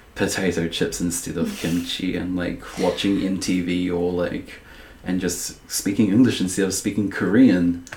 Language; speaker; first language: English; native; English